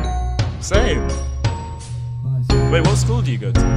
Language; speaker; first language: English; native; English